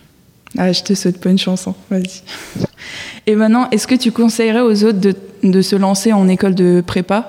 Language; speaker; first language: French; native; French